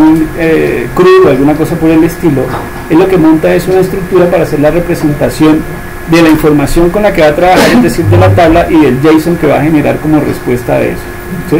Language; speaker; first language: Spanish; native; Spanish